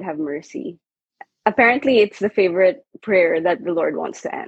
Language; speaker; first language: English; non-native, local second language; Filipino